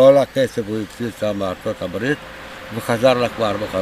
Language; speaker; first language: Hebrew; non-native, fluent; Romanian